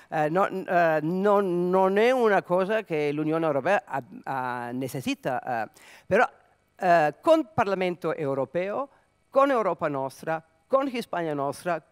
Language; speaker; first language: Italian; non-native, learner; Serbian